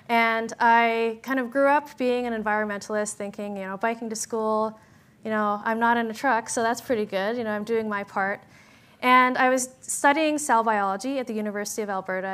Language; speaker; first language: English; native; English